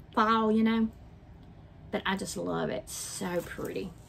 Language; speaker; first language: English; native; English